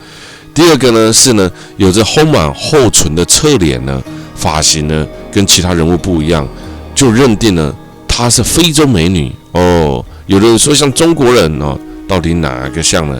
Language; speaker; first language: Chinese; native; Chinese